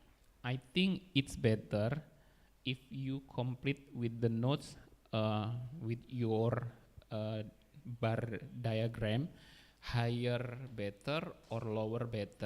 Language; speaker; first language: English; non-native, learner; Indonesian